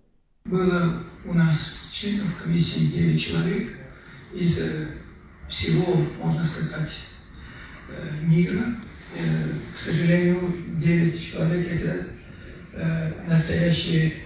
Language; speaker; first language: Russian; non-native, local second language; Tajik